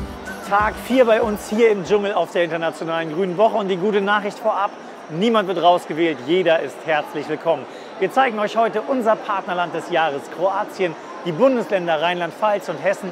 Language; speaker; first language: German; native; German